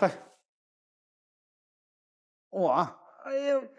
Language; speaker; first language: Chinese; native; Chinese